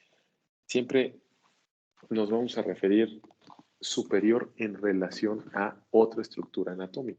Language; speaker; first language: Spanish; native; Spanish